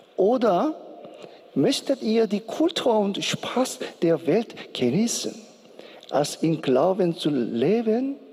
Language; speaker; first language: German; non-native, learner; Korean